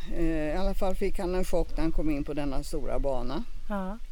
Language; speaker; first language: Swedish; native; Swedish